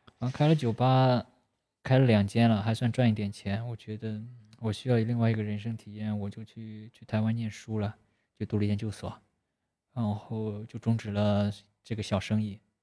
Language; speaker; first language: Chinese; native; Chinese